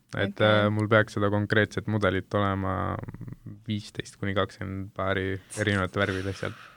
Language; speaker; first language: Estonian; early bilingual, other home language; Hindi